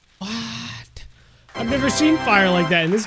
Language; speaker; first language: English; native; English